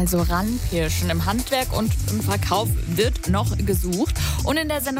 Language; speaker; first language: German; native; German